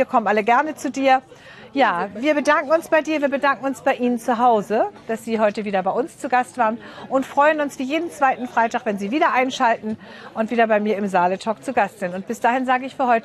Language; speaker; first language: German; native; German